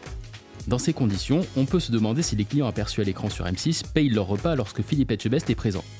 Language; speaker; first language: French; native; French